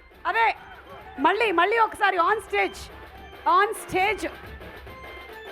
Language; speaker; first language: Telugu; native; Telugu